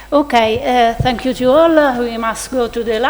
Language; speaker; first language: English; non-native, learner; Italian